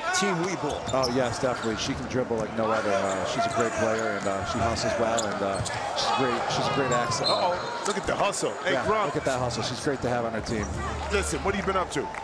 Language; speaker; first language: English; native; English